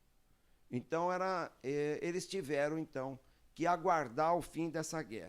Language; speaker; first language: Portuguese; early bilingual, other home language; Arabic